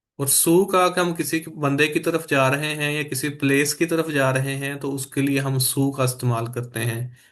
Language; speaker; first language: Urdu; native; Urdu